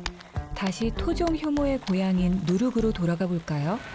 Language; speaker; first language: Korean; native; Korean